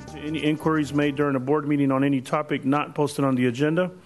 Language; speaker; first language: English; native; English